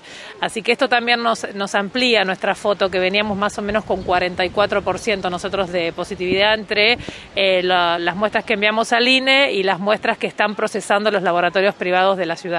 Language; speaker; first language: Spanish; native; Spanish